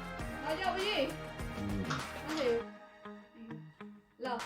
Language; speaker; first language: Korean; non-native, learner; Filipino